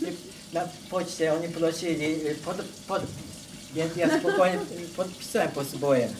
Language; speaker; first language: Polish; non-native, learner; Japanese